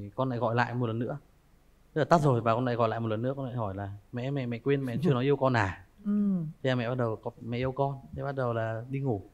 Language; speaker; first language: Vietnamese; native; Vietnamese